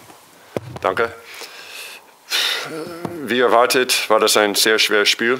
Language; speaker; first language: German; non-native, fluent; English